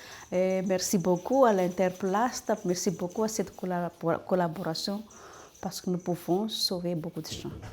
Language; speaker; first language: French; non-native, local second language; Malagasy